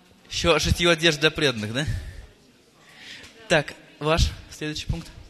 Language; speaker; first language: Russian; native; Russian